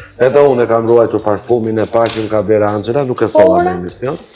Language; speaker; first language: Albanian; native; Albanian